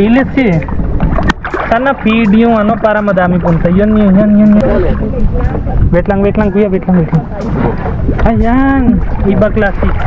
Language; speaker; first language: Filipino; non-native, learner; Hindi